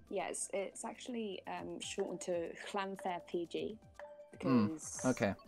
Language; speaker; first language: English; native; English